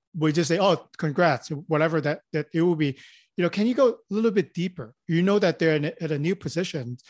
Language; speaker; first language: English; non-native, local second language; Cantonese